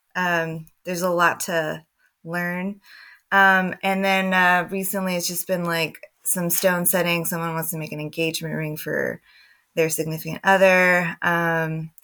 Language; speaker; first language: English; native; English